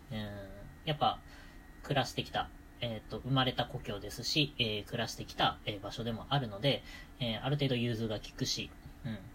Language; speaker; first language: Japanese; native; Japanese